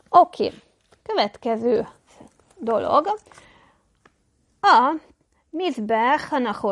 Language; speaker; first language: Hungarian; native; Hungarian